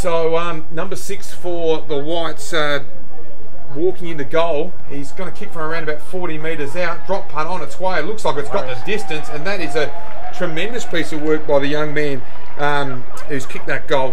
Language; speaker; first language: English; native; English